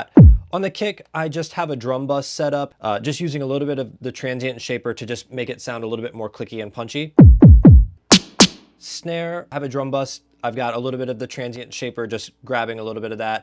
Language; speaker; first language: English; native; English